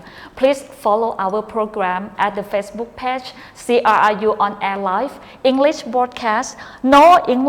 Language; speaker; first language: English; non-native, fluent; Thai